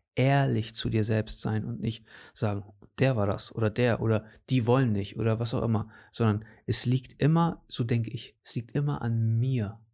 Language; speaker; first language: German; native; German